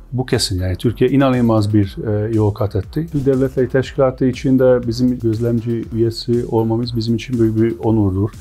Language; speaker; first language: Turkish; non-native, fluent; Hungarian